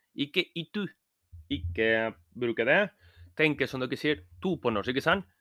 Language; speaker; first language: Norwegian; non-native, learner; Spanish